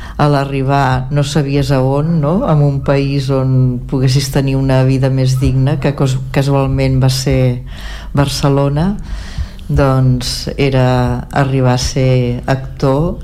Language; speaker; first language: Catalan; native; Catalan